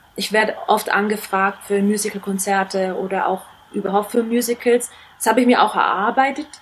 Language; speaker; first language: German; early bilingual, other home language; Italian